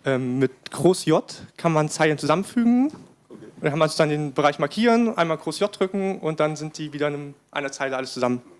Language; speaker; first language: German; native; German